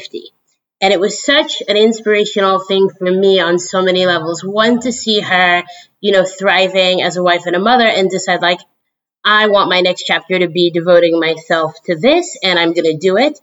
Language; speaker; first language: English; native; English